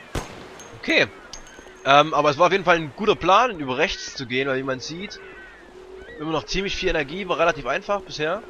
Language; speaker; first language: German; native; German